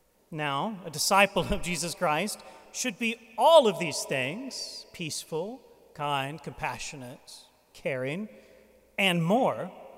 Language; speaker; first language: English; native; English